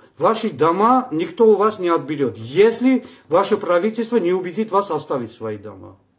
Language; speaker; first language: Russian; non-native, local second language; Armenian